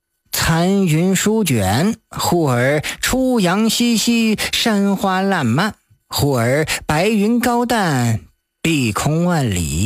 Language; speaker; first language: Chinese; native; Chinese